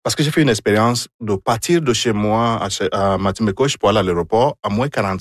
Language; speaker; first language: French; non-native, fluent; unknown